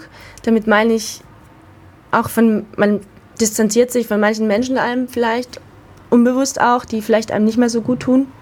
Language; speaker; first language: German; native; German